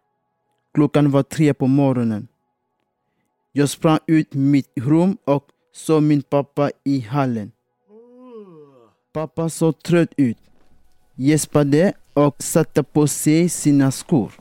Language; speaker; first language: Swedish; non-native, fluent; French